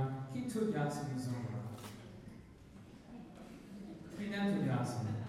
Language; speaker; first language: Hungarian; non-native, learner; English